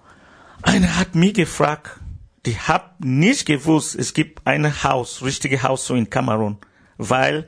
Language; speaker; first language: German; non-native, learner; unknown